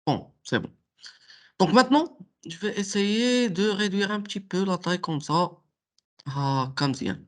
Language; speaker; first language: French; non-native, local second language; Arabic